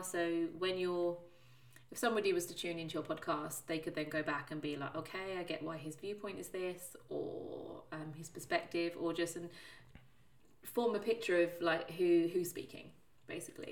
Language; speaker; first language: English; native; English